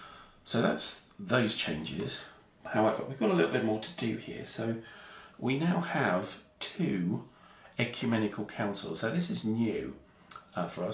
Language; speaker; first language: English; native; English